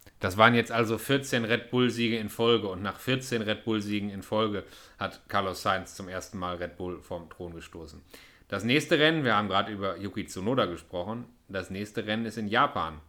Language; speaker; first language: German; native; German